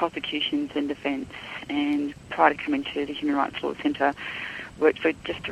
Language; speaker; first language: English; native; English